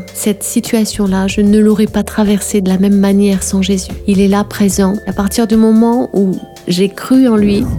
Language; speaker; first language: French; native; French